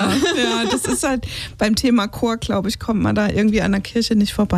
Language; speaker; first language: German; native; German